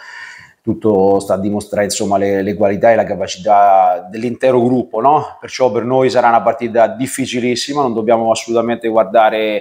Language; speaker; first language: Italian; native; Italian